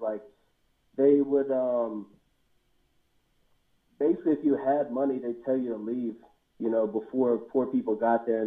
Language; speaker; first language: English; native; English